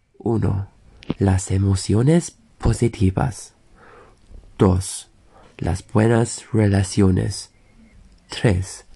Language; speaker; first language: Spanish; non-native, learner; English